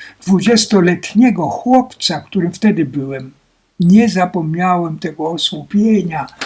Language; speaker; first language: Polish; native; Polish